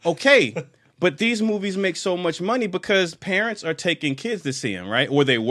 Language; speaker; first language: English; native; English